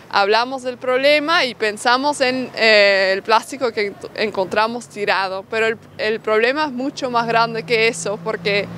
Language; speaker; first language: Spanish; non-native, fluent; Dutch